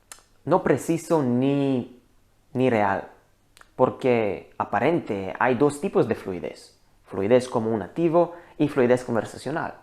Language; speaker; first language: Spanish; non-native, learner; Hebrew